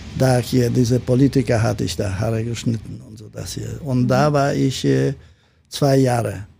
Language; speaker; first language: German; non-native, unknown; Polish